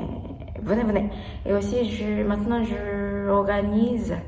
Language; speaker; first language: French; non-native, learner; Japanese